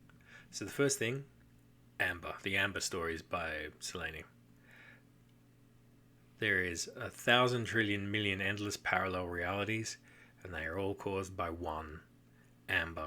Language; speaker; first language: English; native; English